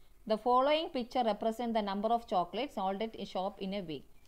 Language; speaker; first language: English; non-native, local second language; Tamil